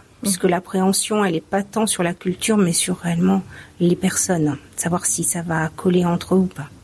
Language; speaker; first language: French; native; French